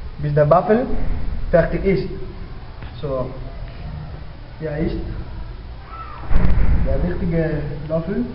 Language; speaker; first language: German; non-native, learner; Spanish